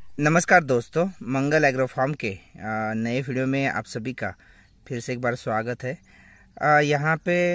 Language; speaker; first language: Hindi; non-native, local second language; Marathi